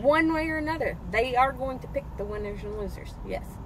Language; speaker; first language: English; native; English